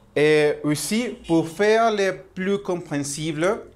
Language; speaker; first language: French; non-native, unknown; Spanish